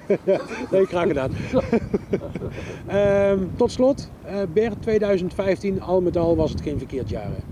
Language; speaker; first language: Dutch; native; Dutch